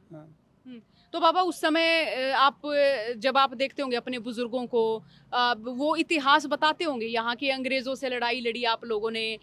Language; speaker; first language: Hindi; native; Hindi